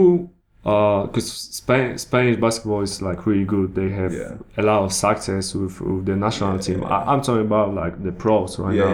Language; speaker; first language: English; non-native, learner; Polish